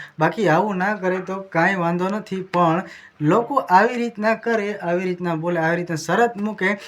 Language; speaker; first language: Gujarati; non-native, local second language; Bhili